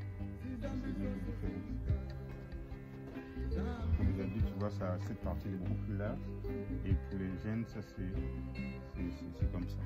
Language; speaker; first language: French; non-native, local second language; Lingala